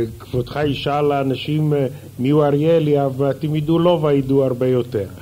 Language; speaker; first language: Hebrew; early bilingual, other home language; Russian